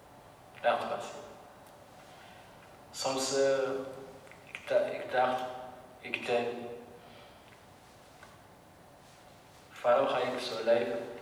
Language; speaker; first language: Dutch; non-native, learner; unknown